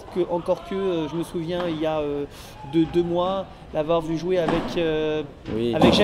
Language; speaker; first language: French; native; French